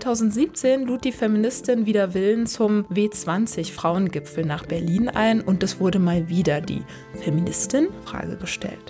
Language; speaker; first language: German; native; German